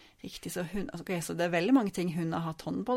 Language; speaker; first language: Norwegian; native; Norwegian